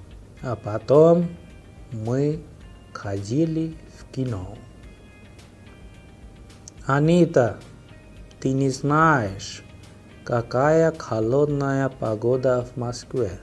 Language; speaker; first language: Russian; non-native, fluent; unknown